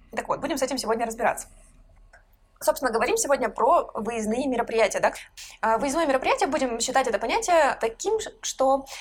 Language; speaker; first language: Russian; native; Russian